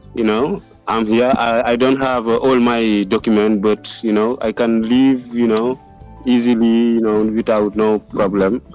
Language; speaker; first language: English; non-native, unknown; Wolof